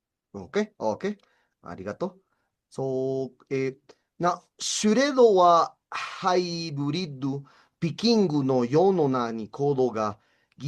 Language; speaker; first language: Japanese; non-native, learner; Spanish